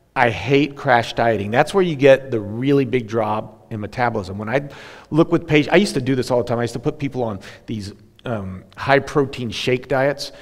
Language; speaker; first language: English; native; English